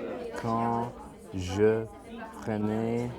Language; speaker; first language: French; non-native, learner; English